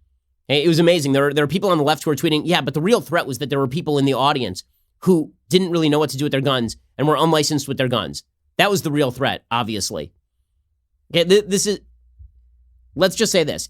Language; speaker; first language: English; native; English